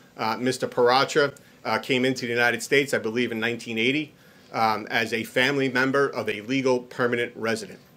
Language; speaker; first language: English; native; English